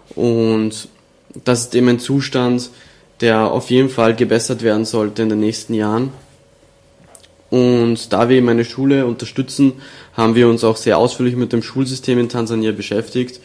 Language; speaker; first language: German; native; German